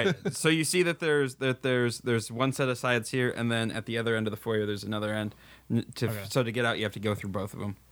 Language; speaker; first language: English; native; English